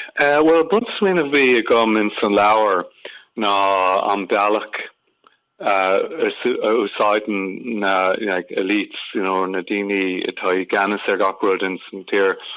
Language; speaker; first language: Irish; non-native, local second language; English